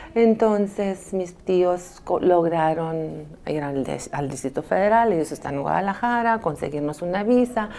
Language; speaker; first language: Spanish; early bilingual, other home language; Arabic